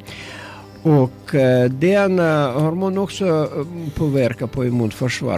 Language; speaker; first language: Swedish; non-native, learner; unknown